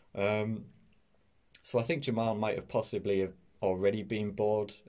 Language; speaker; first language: English; native; English